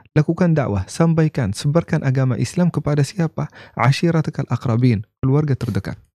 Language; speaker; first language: Indonesian; non-native, fluent; Arabic